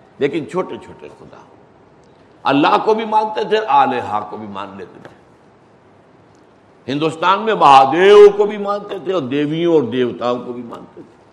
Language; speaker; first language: Urdu; native; Urdu